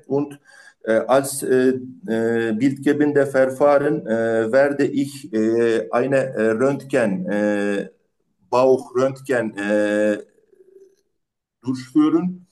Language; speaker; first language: German; non-native, learner; Turkish